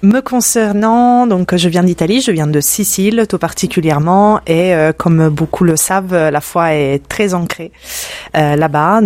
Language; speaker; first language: French; non-native, fluent; Italian